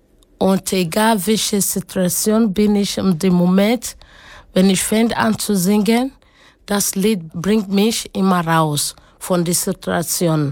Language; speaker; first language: German; non-native, learner; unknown